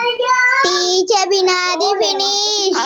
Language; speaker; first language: English; non-native, learner; Sinhala